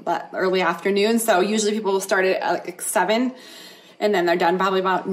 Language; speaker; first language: English; native; English